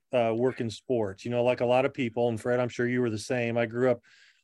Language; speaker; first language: English; native; English